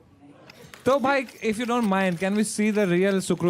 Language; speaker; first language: Hindi; native; Hindi